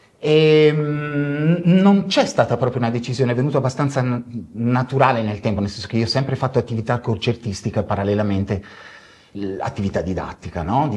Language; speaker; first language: Italian; early bilingual, other home language; Spanish